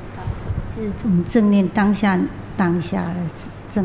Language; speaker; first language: Chinese; native; Chinese